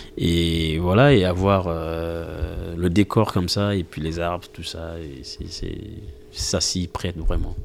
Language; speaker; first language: French; non-native, local second language; Mandingo